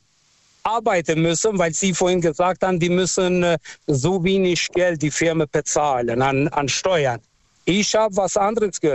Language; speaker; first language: German; non-native, local second language; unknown